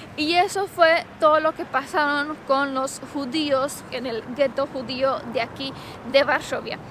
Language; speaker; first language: Spanish; non-native, fluent; Romanian